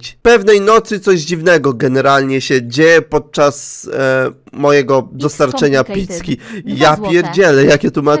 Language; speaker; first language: Polish; native; Polish